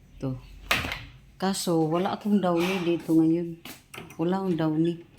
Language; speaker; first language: Filipino; non-native, local second language; Cebuano